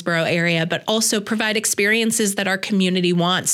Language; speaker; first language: English; native; English